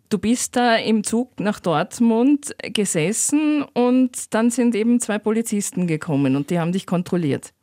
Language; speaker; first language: German; native; German